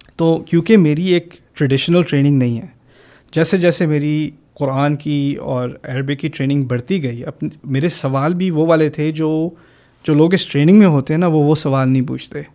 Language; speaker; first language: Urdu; early bilingual, other home language; German